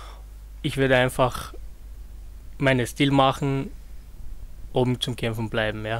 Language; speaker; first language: German; non-native, fluent; Armenian